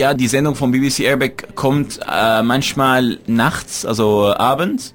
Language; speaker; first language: German; non-native, fluent; Arabic